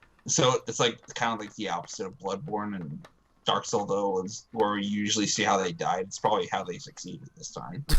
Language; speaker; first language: English; native; English